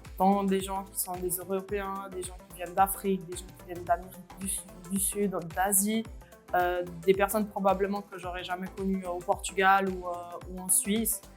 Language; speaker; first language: French; early bilingual, other home language; Portuguese